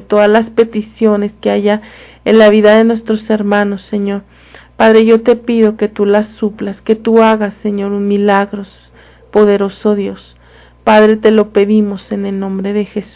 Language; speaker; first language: Spanish; native; Spanish